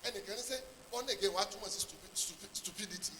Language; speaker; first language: English; non-native, local second language; Yoruba